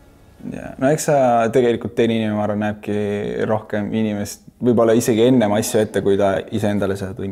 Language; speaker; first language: Estonian; native; Estonian